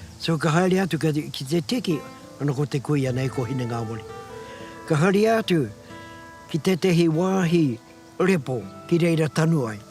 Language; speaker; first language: Māori; native; Māori